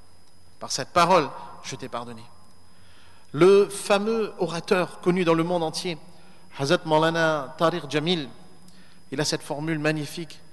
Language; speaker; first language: French; native; French